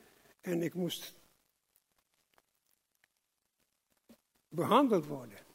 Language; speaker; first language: Dutch; non-native, local second language; English